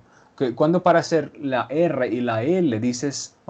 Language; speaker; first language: Spanish; non-native, fluent; Portuguese